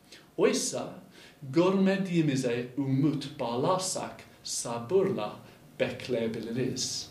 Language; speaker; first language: Turkish; non-native, fluent; English